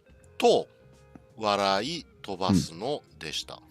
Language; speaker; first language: Japanese; non-native, learner; English